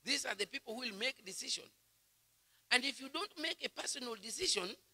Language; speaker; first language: English; non-native, local second language; Swahili